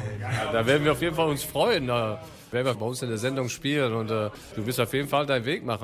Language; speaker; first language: German; native; German